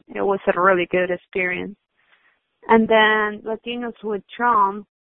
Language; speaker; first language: English; non-native, fluent; Spanish